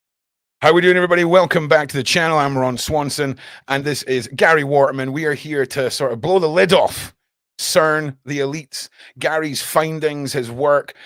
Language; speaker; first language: English; native; English